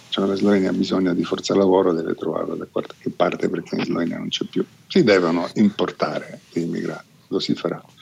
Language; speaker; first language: Italian; non-native, fluent; Slovenian